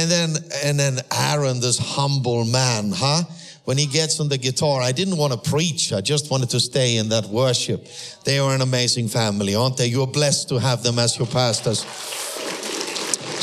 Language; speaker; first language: English; non-native, fluent; German